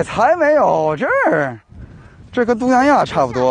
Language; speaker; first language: Chinese; non-native, fluent; Korean